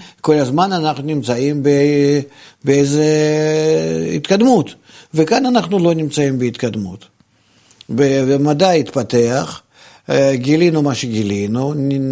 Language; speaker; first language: Hebrew; non-native, fluent; Russian